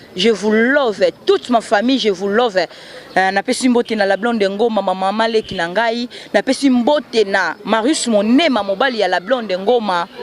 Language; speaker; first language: Lingala; native; Lingala